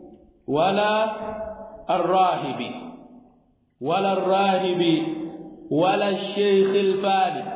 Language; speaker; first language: Arabic; non-native, fluent; Swahili